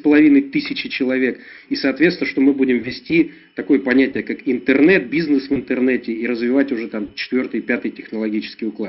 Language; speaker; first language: Russian; native; Russian